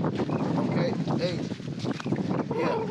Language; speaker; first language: English; non-native, learner; Swahili